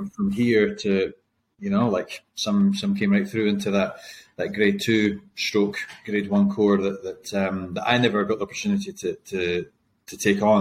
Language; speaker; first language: English; native; English